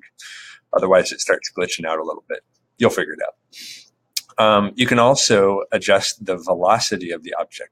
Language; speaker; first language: English; native; English